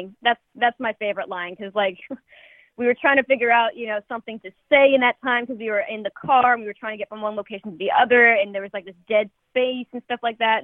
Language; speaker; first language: English; native; English